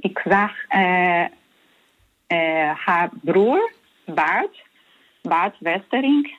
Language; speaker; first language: Dutch; early bilingual, heritage; Portuguese